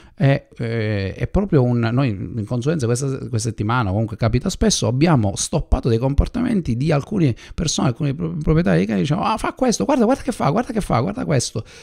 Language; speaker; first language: Italian; native; Italian